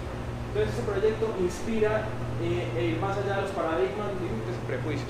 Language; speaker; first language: Spanish; native; Spanish